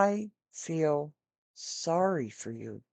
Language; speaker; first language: English; native; English